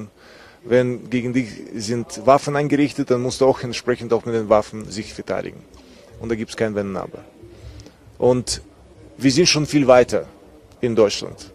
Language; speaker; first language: German; non-native, fluent; Ukrainian